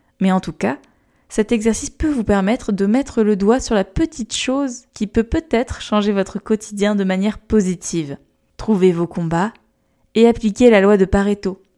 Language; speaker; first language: French; native; French